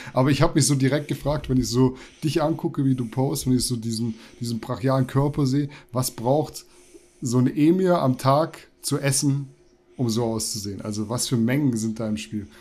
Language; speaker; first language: German; native; German